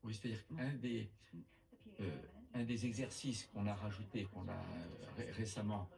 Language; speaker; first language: French; native; French